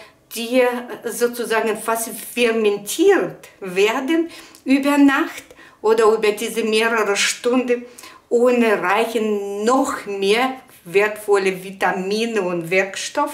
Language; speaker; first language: German; non-native, fluent; Russian